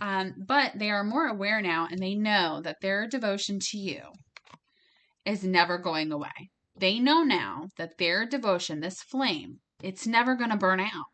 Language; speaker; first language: English; native; English